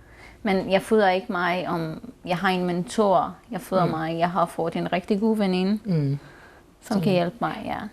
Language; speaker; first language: Danish; non-native, learner; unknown